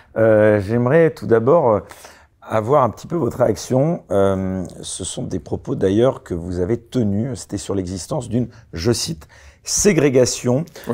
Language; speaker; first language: French; native; French